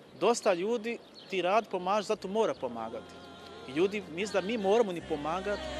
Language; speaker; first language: Bosnian; non-native, learner; Portuguese